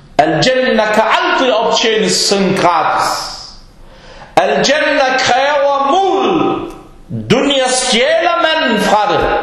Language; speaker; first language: Danish; early bilingual, other home language; Arabic